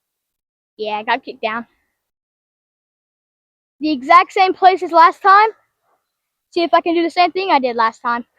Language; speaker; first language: English; native; English